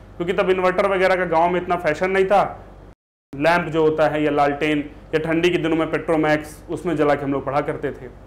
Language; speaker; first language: Hindi; native; Hindi